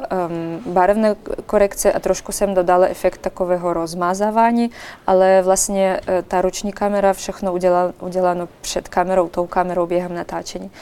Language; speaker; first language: Czech; non-native, fluent; Russian